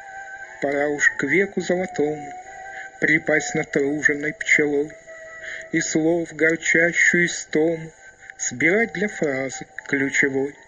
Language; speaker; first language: Russian; native; Russian